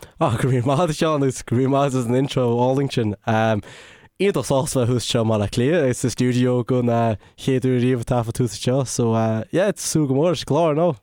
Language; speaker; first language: Irish; native; Irish